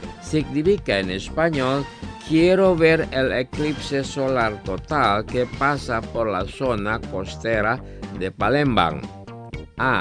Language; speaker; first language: Spanish; non-native, fluent; Indonesian